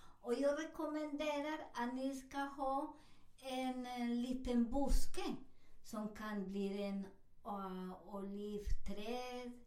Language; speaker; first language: Swedish; non-native, fluent; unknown